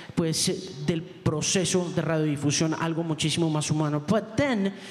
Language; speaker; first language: Spanish; native; Spanish